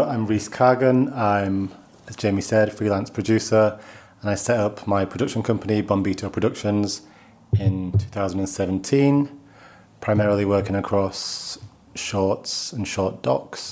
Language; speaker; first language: English; native; English